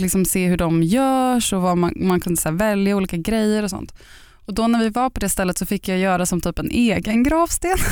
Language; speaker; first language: Swedish; native; Swedish